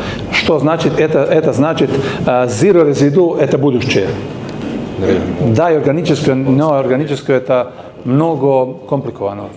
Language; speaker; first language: Russian; non-native, learner; Serbian